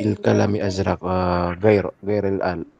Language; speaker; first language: Arabic; non-native, learner; Filipino